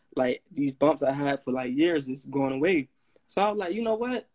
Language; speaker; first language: English; native; English